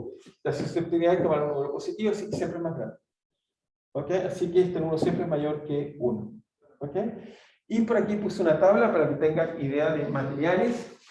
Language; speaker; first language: Spanish; native; Spanish